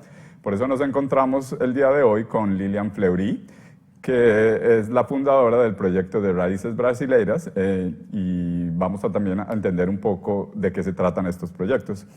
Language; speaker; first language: Spanish; native; Spanish